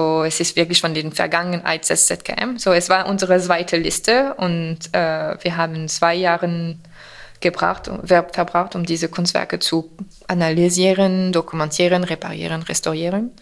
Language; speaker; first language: German; non-native, fluent; French